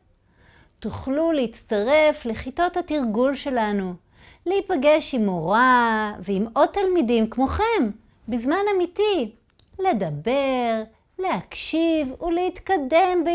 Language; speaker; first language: Hebrew; native; Hebrew